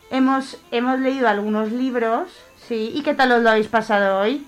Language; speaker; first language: Spanish; native; Spanish